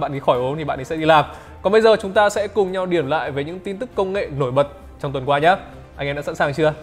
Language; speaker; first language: Vietnamese; native; Vietnamese